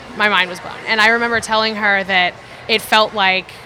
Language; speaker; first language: English; native; English